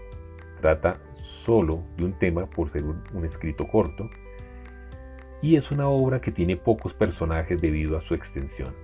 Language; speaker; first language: Spanish; native; Spanish